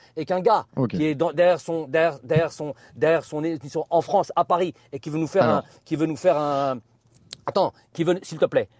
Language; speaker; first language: French; native; French